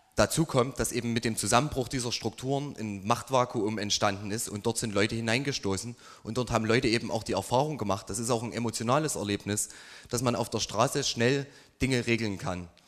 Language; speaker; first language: German; native; German